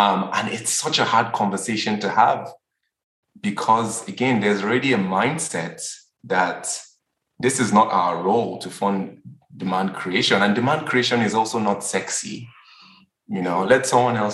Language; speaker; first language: English; non-native, local second language; Yoruba